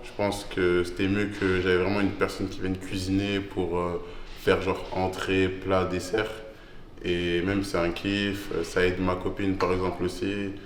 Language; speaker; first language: French; native; French